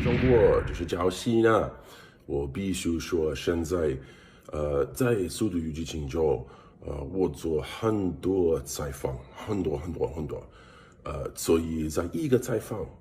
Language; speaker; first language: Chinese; non-native, learner; English